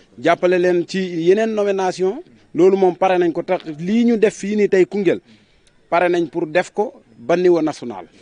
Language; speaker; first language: Wolof; native; Wolof